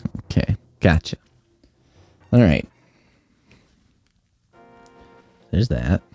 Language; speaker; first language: English; native; English